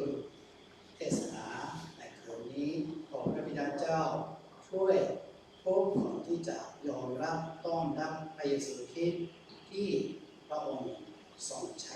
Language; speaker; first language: Thai; non-native, local second language; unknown